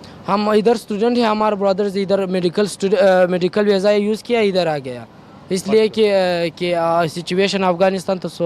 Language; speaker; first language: Hindi; non-native, learner; Pashto